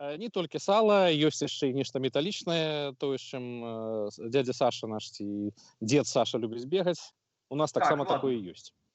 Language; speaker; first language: Belarusian; non-native, local second language; Russian